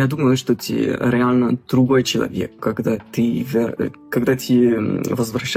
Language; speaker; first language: Russian; non-native, fluent; French